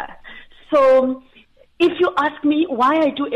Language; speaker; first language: English; non-native, local second language; Zulu